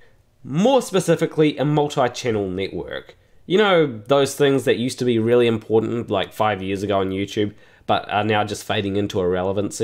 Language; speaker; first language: English; native; English